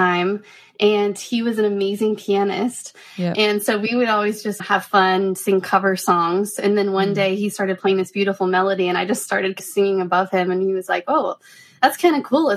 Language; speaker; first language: English; native; English